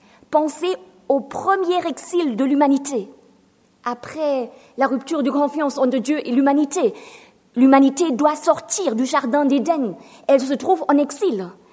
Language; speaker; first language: French; non-native, fluent; German